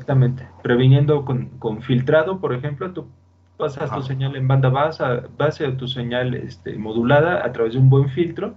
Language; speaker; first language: Spanish; native; Spanish